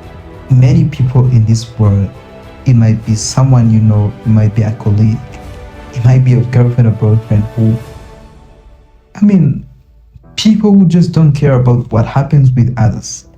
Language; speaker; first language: English; non-native, local second language; Kinyarwanda